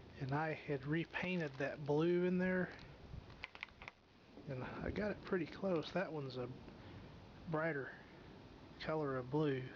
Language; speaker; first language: English; native; English